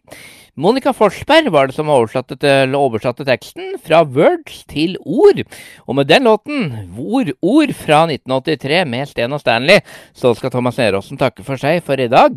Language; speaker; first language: Norwegian; native; Norwegian